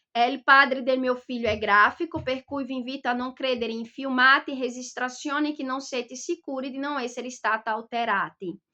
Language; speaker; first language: Italian; non-native, fluent; Portuguese